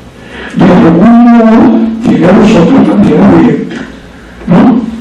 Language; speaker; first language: Spanish; native; Spanish